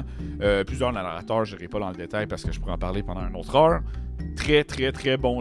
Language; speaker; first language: French; native; French